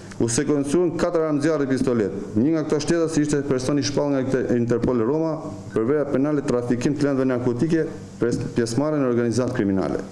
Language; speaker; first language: Albanian; native; Albanian